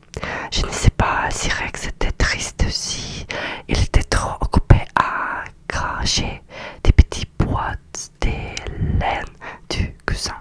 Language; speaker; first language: French; non-native, learner; Russian